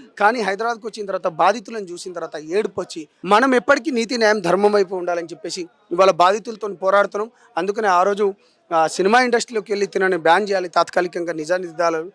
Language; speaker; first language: Telugu; non-native, local second language; Lambadi